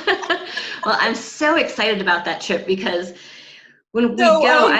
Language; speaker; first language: English; native; English